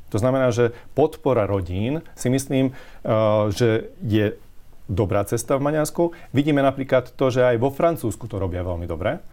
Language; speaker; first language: Slovak; non-native, local second language; Hungarian